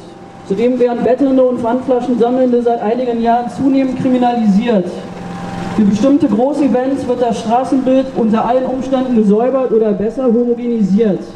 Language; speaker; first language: German; native; German